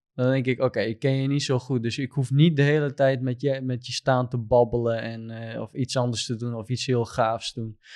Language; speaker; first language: Dutch; non-native, fluent; Kurdish